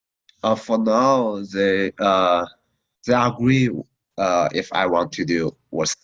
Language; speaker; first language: English; non-native, learner; Chinese